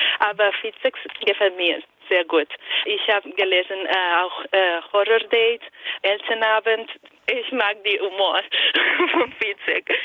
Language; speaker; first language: German; non-native, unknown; Italian